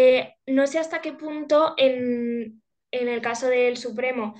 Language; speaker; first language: Spanish; native; Spanish